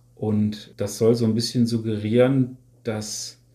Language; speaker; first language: German; native; German